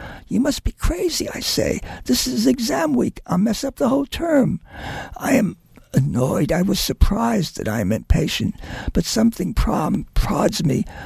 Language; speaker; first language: English; early bilingual, other home language; Spanish